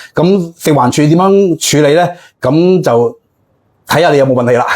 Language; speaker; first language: Cantonese; native; Cantonese